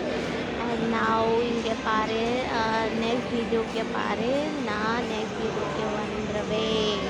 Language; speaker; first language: Tamil; non-native, learner; Hindi